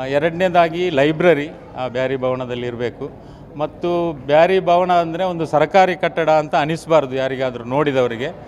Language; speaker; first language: Kannada; non-native, local second language; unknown